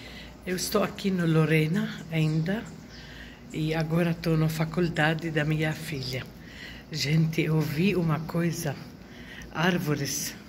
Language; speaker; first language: Portuguese; non-native, fluent; Arabic